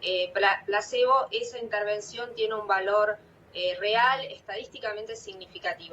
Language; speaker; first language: Spanish; native; Spanish